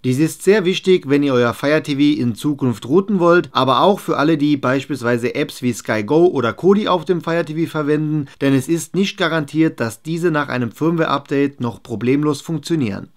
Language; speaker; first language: German; native; German